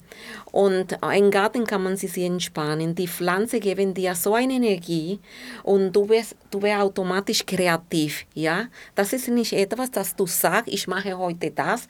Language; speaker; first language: German; non-native, fluent; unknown